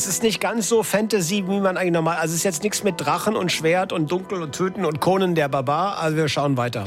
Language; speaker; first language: German; native; German